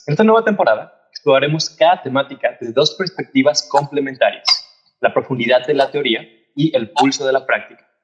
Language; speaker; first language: Spanish; native; Spanish